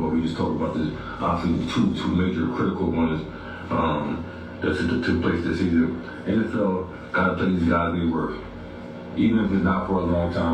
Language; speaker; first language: English; native; English